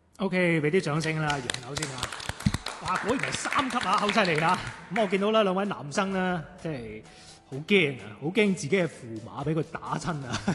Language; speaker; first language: Cantonese; native; Cantonese